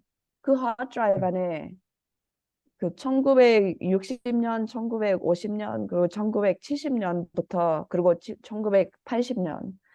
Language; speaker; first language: Korean; early bilingual, heritage; Korean